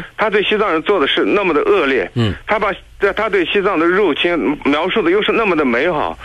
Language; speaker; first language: Chinese; non-native, local second language; Tibetan